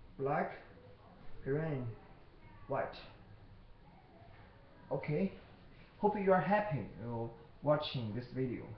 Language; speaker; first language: English; non-native, learner; Chinese